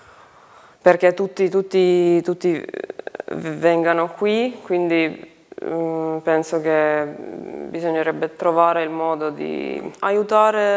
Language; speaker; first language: Italian; non-native, fluent; Finnish